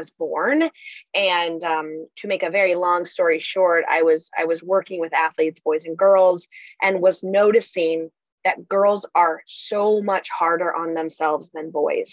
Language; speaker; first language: English; native; English